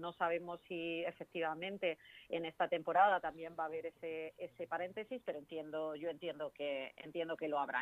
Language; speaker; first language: Spanish; native; Spanish